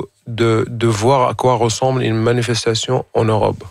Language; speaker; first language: French; non-native, fluent; Arabic